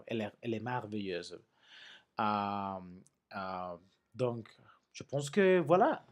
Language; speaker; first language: French; non-native, learner; Spanish